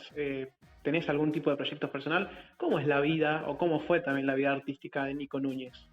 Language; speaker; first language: Spanish; native; Spanish